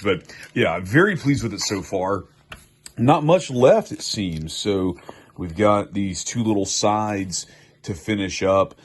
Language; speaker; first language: English; native; English